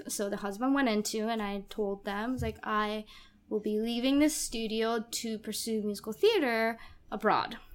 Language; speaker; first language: English; non-native, fluent; Japanese